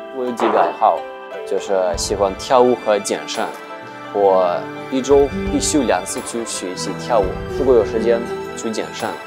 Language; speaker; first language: Chinese; non-native, fluent; Russian